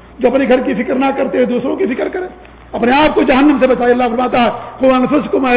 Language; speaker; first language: Urdu; native; Urdu